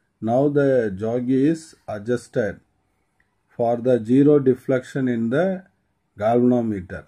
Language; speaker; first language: English; non-native, local second language; Tamil